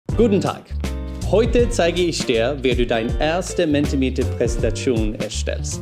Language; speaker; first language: German; non-native, fluent; Swedish